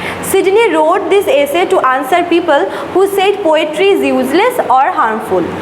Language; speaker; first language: English; non-native, local second language; Bangla